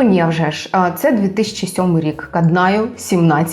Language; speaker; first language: Ukrainian; native; Ukrainian